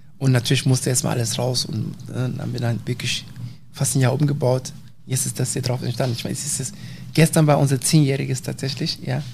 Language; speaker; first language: German; early bilingual, other home language; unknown